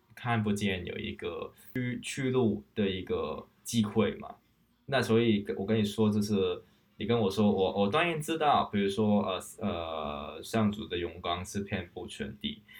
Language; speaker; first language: Chinese; non-native, local second language; Cantonese